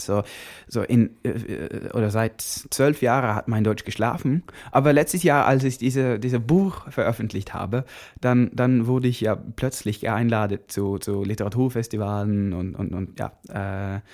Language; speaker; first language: German; non-native, learner; Norwegian